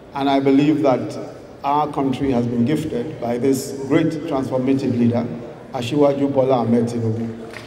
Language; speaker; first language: English; non-native, local second language; Yoruba